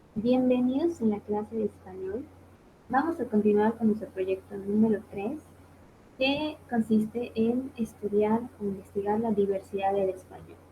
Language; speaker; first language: Spanish; native; Spanish